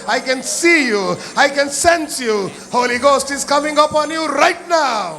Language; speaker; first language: English; non-native, local second language; Telugu